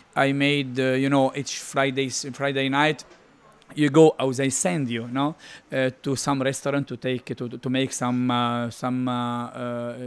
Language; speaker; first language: English; non-native, learner; Arabic